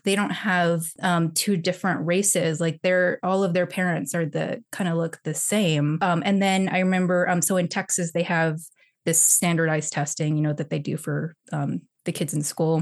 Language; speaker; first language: English; early bilingual, other home language; Chinese